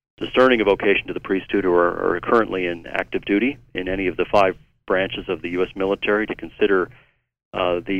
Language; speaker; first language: English; native; English